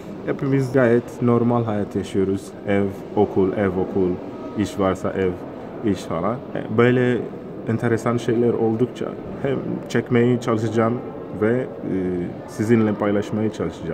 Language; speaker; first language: Turkish; non-native, fluent; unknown